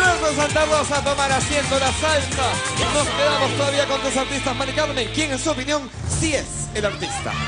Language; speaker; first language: Spanish; native; Spanish